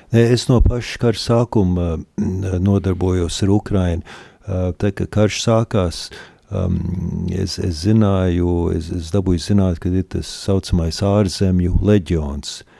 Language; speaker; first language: Latvian; early bilingual, heritage; Latvian